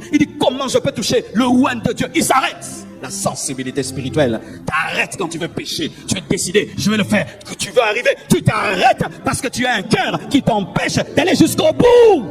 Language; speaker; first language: French; non-native, local second language; Lingala